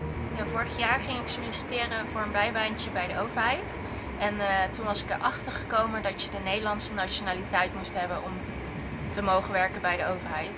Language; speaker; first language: Dutch; early bilingual, other home language; Vietnamese